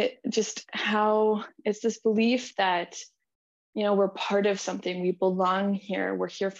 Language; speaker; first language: English; native; English